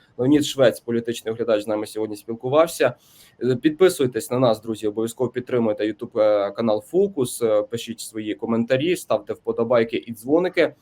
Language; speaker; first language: Ukrainian; native; Ukrainian